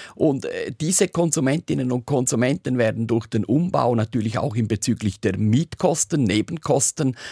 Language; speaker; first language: German; native; German